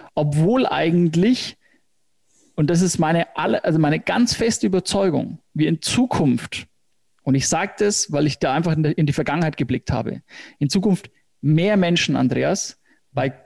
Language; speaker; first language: German; native; German